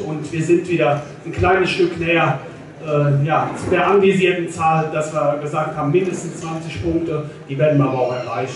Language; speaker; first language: German; native; German